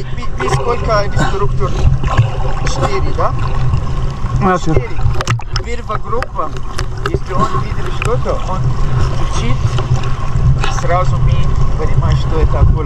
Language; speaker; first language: Russian; non-native, learner; Arabic